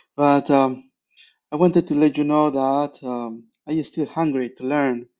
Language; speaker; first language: English; non-native, fluent; Spanish